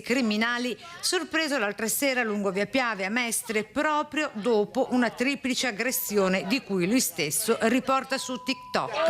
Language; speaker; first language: Italian; native; Italian